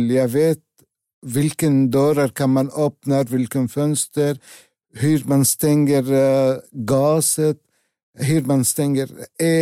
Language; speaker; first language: Swedish; non-native, learner; Arabic